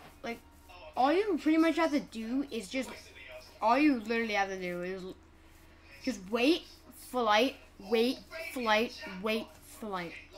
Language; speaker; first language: English; native; English